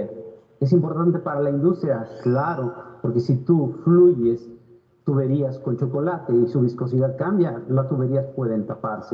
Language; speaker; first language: Spanish; native; Spanish